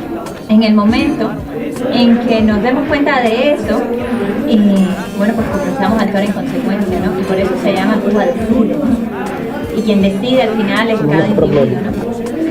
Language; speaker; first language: Spanish; native; Spanish